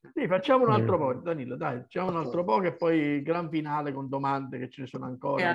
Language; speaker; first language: Italian; native; Italian